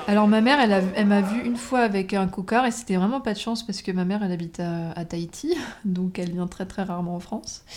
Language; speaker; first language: French; native; French